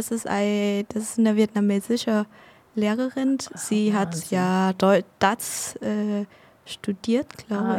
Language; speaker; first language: German; non-native, fluent; Vietnamese